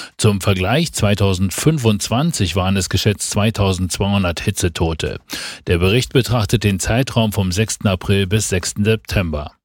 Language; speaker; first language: German; native; German